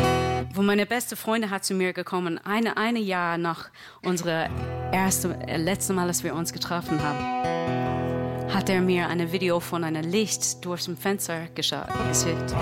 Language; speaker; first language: German; non-native, learner; English